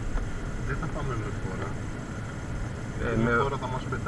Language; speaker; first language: Greek; native; Greek